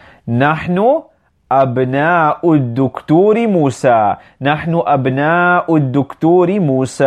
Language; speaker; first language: Arabic; non-native, fluent; English